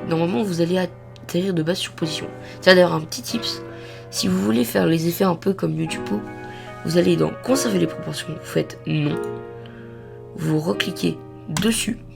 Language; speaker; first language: French; native; French